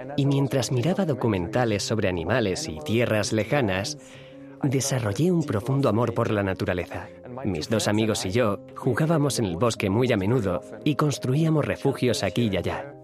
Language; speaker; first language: Spanish; non-native, fluent; German